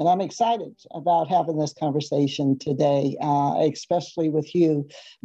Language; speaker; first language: English; native; English